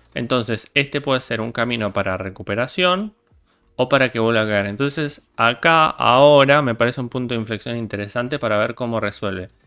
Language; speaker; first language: Spanish; native; Spanish